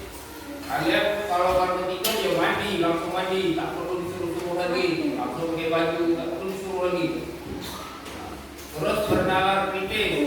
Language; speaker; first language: Indonesian; native; Indonesian